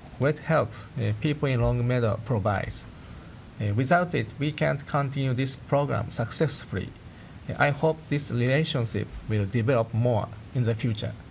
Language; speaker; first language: English; non-native, fluent; Japanese